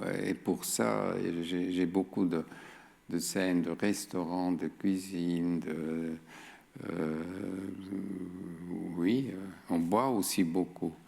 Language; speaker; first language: French; non-native, fluent; German